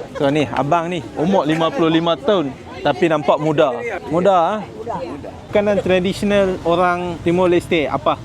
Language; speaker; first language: Malay; native; Malay